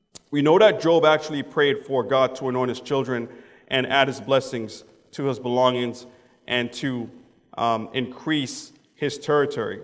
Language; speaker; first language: English; native; English